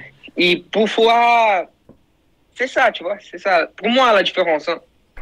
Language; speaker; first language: French; non-native, learner; Portuguese